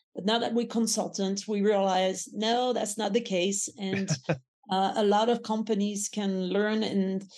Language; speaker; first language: English; non-native, fluent; French